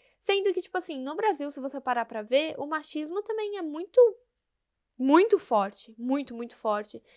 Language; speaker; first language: Portuguese; native; Portuguese